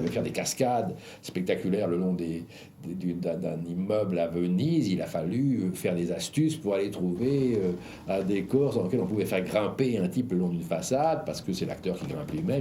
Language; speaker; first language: French; native; French